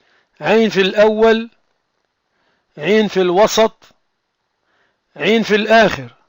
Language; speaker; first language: Arabic; non-native, fluent; French